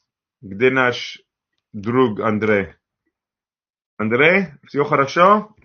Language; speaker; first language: Russian; non-native, learner; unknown